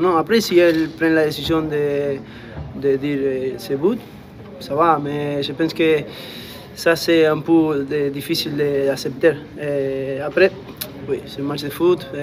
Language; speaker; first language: French; non-native, fluent; Spanish